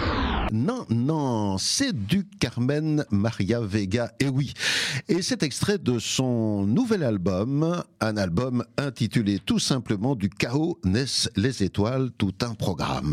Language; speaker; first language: French; native; French